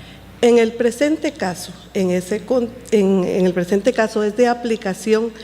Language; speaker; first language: Spanish; native; Spanish